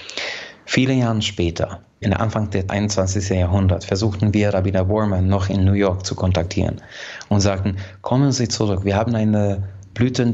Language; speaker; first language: German; non-native, fluent; Hungarian